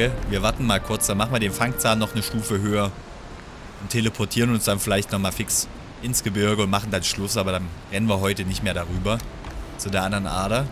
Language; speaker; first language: German; native; German